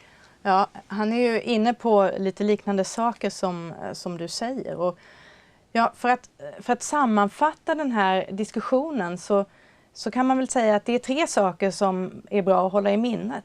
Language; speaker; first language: Swedish; native; Swedish